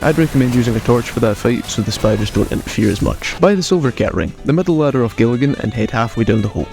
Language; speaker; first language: English; native; English